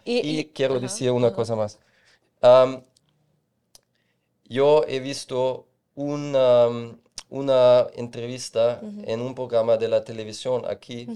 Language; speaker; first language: Spanish; non-native, fluent; German